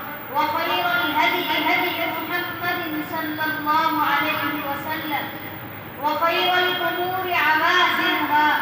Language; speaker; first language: Arabic; non-native, learner; Urdu